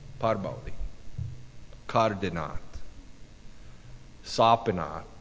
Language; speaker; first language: Latvian; non-native, learner; English